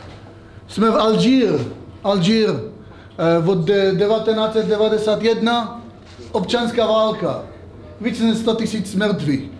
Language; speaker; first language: Czech; non-native, fluent; Hebrew